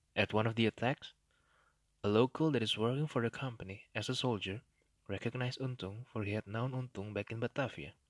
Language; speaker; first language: English; non-native, fluent; Indonesian